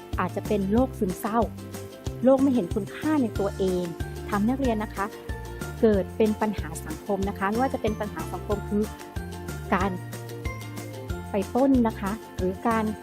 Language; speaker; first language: Thai; native; Thai